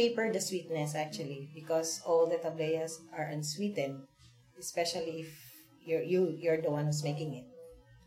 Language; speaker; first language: English; non-native, local second language; Cebuano